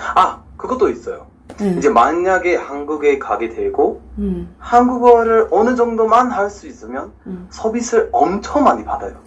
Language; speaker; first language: Korean; non-native, fluent; English